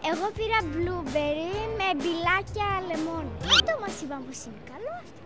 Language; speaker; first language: Greek; early bilingual, heritage; Greek